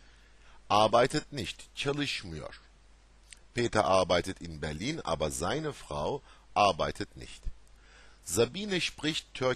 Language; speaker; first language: German; non-native, fluent; Turkish